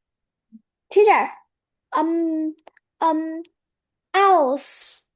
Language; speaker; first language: English; non-native, learner; Vietnamese